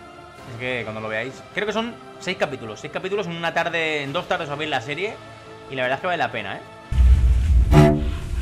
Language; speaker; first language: Spanish; native; Spanish